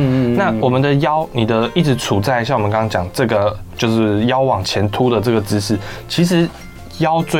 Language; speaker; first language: Chinese; native; Chinese